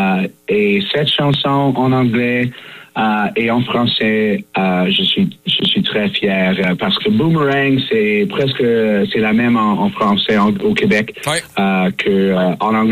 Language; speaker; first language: French; non-native, fluent; English